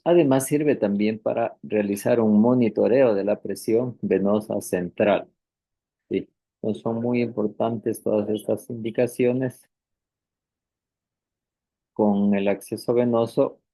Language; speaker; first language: Spanish; native; Spanish